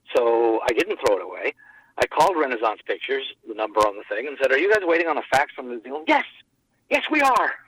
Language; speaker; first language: English; native; English